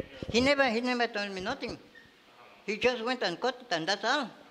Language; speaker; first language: English; non-native, local second language; Spanish